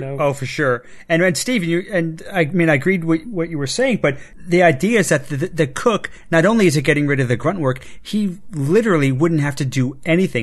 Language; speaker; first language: English; native; English